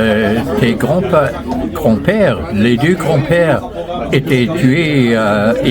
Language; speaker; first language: French; non-native, fluent; German